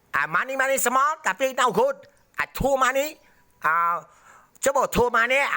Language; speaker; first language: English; non-native, learner; Indonesian